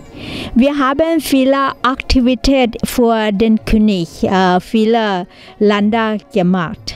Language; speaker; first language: German; non-native, learner; Thai